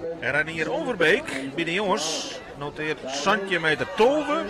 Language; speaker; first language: Dutch; non-native, local second language; Western Frisian